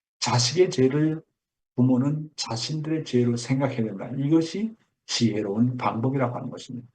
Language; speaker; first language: Korean; native; Korean